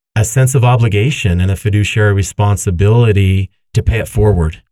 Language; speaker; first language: English; native; English